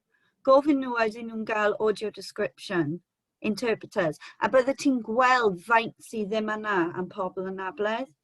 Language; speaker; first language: Welsh; non-native, local second language; English